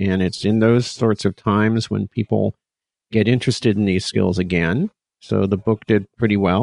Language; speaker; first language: English; native; English